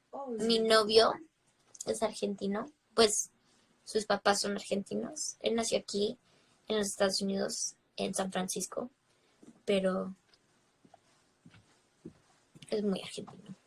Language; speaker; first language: Spanish; early bilingual, heritage; English